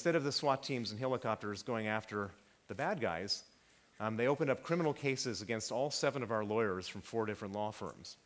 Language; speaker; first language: English; native; English